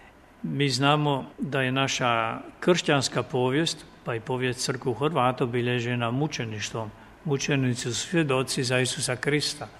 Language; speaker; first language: Croatian; native; Croatian